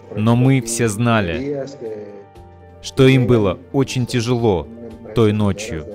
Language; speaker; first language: Russian; non-native, fluent; Spanish